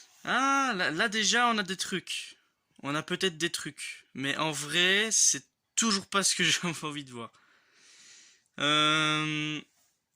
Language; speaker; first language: French; native; French